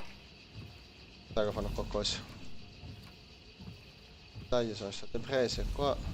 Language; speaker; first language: Italian; native; Italian